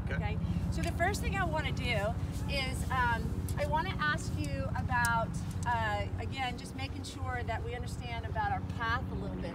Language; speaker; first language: English; native; English